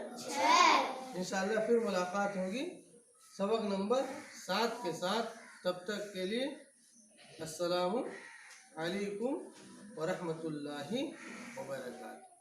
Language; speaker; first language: Hindi; native; Hindi